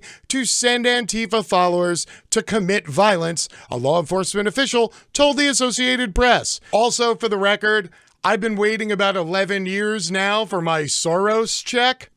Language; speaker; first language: English; native; English